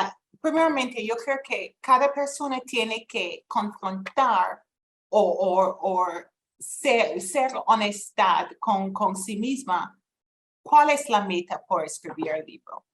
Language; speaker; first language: Spanish; non-native, fluent; English